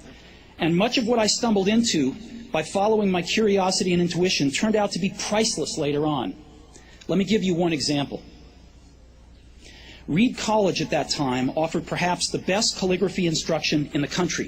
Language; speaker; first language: English; native; English